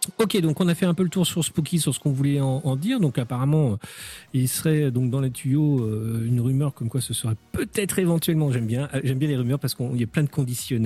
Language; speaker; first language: French; native; French